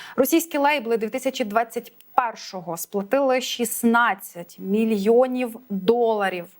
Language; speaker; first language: Ukrainian; native; Ukrainian